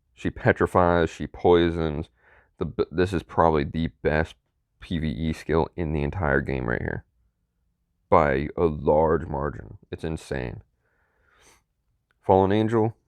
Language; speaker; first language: English; native; English